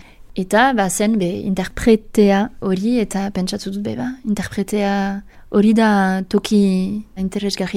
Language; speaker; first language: Basque; non-native, local second language; French